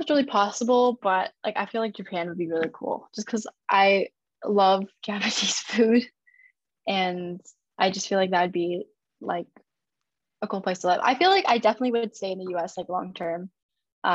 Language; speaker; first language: English; early bilingual, other home language; Chinese